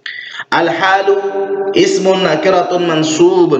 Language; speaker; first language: Arabic; non-native, fluent; Indonesian